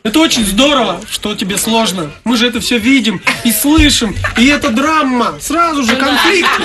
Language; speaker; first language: Russian; native; Russian